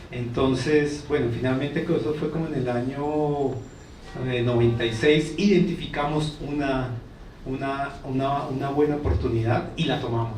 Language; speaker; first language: Spanish; native; Spanish